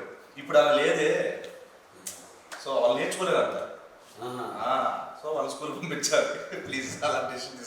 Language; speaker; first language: Telugu; native; Telugu